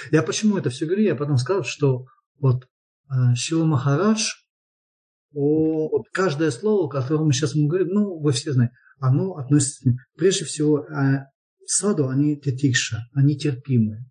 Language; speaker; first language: Russian; native; Russian